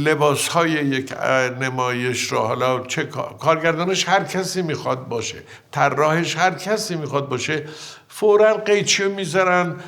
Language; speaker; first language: Persian; native; Persian